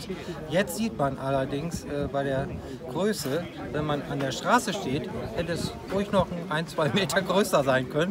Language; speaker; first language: German; native; German